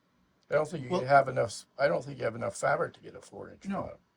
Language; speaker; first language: English; native; English